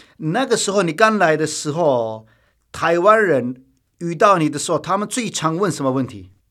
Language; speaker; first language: Chinese; non-native, fluent; Turkish